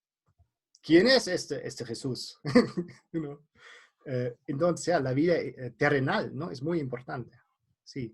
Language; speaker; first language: Spanish; non-native, fluent; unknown